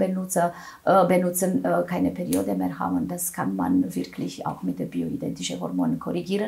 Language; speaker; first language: German; non-native, fluent; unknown